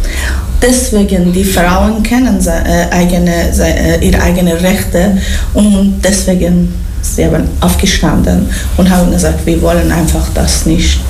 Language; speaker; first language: German; non-native, learner; Persian